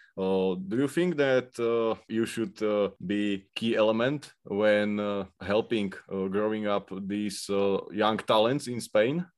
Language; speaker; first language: English; non-native, fluent; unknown